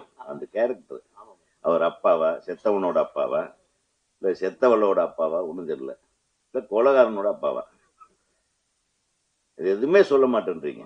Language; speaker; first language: Tamil; native; Tamil